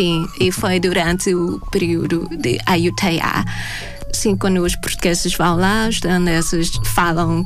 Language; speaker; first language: Portuguese; non-native, fluent; Thai